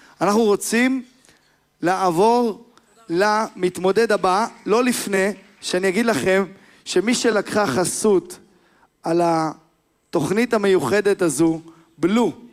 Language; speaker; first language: Hebrew; native; Hebrew